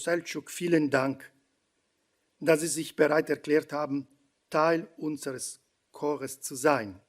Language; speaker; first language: German; non-native, fluent; Italian